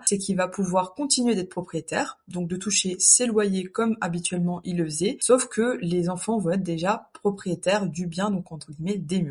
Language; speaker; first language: French; native; French